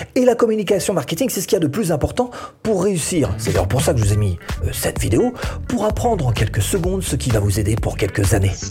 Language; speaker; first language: French; native; French